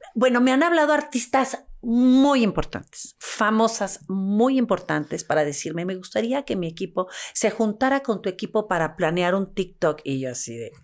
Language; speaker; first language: Spanish; native; Spanish